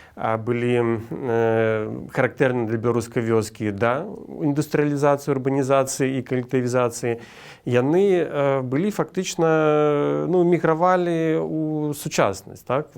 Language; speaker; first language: Belarusian; native; Belarusian